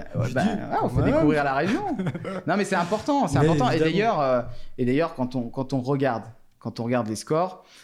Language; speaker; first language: French; native; French